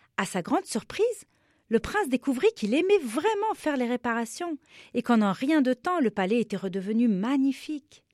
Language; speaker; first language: French; non-native, local second language; Arabic